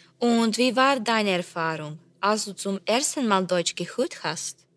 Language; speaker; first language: German; non-native, learner; Serbian